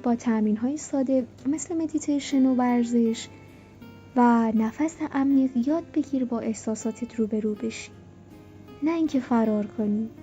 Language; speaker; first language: Persian; native; Persian